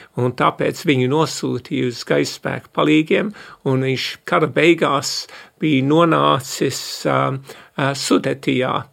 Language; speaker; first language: Latvian; early bilingual, heritage; Latvian